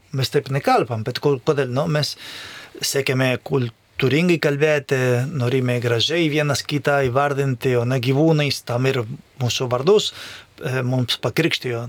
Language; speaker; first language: Lithuanian; non-native, fluent; Spanish